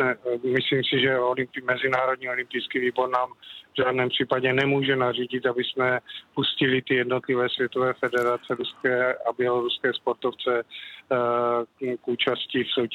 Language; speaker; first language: Czech; native; Czech